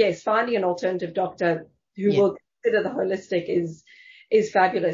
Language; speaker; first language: English; native; English